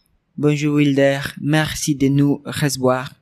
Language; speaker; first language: French; non-native, learner; Spanish